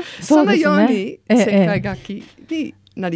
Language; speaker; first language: Japanese; non-native, learner; English